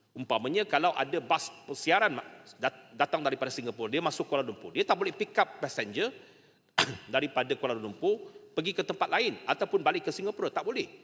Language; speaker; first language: Malay; native; Malay